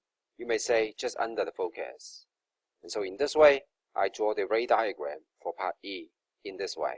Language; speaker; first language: English; non-native, local second language; Cantonese